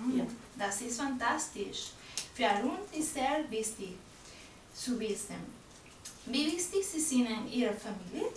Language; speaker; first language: German; non-native, learner; Spanish